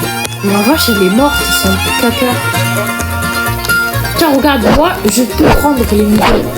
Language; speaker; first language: French; native; French